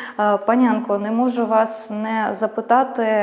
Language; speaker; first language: Ukrainian; native; Ukrainian